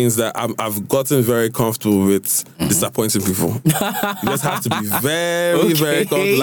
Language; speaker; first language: English; non-native, local second language; Igbo